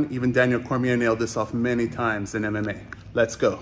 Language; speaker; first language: English; native; English